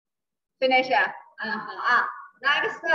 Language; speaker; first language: English; non-native, learner; Chinese